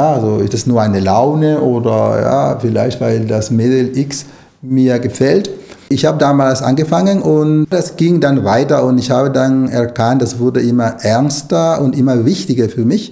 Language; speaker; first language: German; non-native, fluent; Spanish